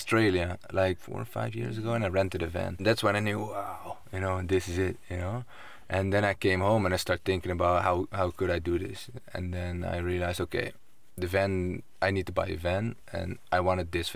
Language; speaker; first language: English; non-native, fluent; Dutch